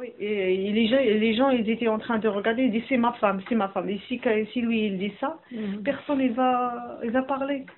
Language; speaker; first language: French; non-native, learner; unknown